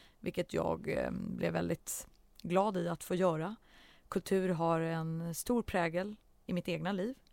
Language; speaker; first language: Swedish; early bilingual, other home language; Central Kurdish